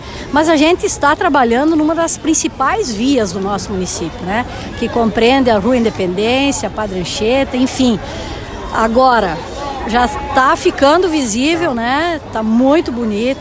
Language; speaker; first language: Portuguese; native; Portuguese